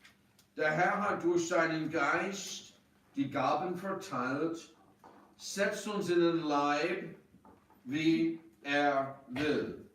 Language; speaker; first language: German; non-native, fluent; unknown